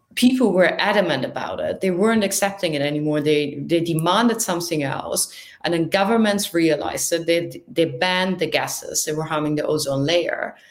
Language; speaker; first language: English; non-native, fluent; German